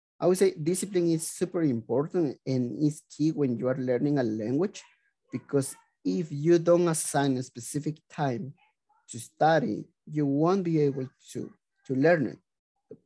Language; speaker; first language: English; non-native, fluent; Spanish